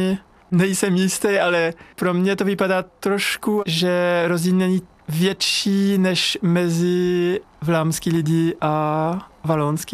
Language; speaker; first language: Czech; non-native, learner; French